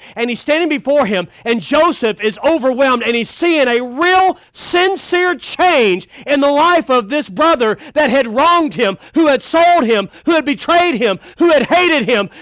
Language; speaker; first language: English; native; English